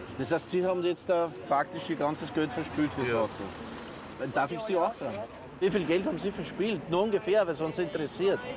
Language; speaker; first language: German; native; German